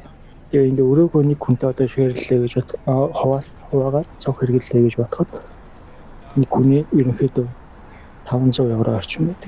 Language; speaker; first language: Mongolian; native; Mongolian